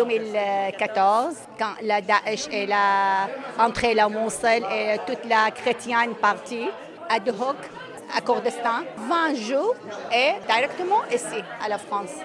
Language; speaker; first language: French; non-native, learner; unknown